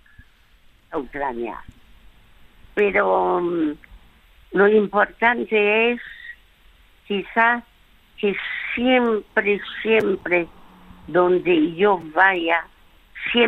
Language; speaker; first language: Spanish; early bilingual, other home language; French